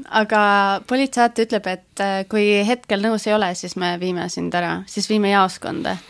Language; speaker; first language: Estonian; native; Estonian